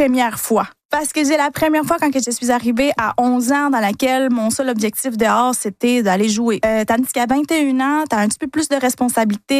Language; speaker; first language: French; early bilingual, other home language; Spanish